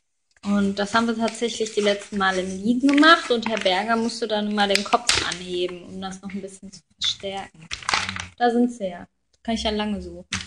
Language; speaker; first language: German; native; German